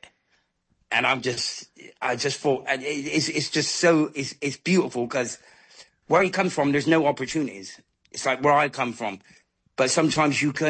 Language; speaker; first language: English; native; English